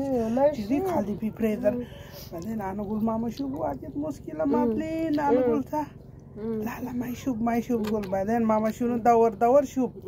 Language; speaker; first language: Arabic; non-native, learner; Nepali